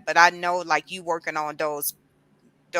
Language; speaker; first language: English; native; English